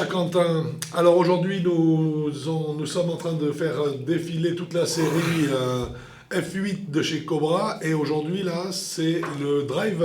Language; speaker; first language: French; native; French